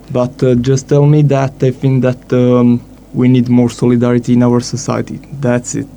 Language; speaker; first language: English; non-native, fluent; Italian